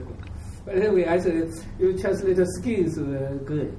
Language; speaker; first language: English; non-native, learner; Chinese